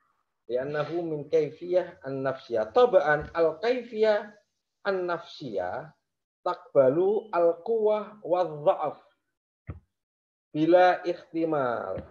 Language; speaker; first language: Arabic; non-native, fluent; Indonesian